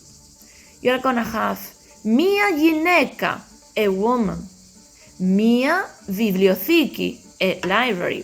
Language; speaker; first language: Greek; non-native, learner; Spanish